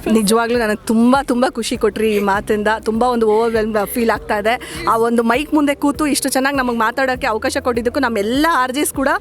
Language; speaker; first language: Kannada; native; Kannada